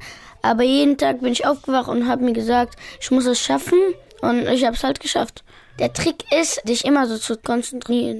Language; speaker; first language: German; early bilingual, other home language; Pashto